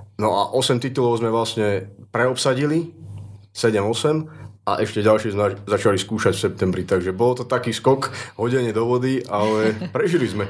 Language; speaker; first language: Slovak; native; Slovak